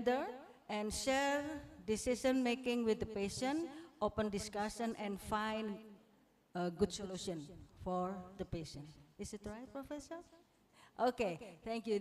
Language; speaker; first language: English; non-native, fluent; Indonesian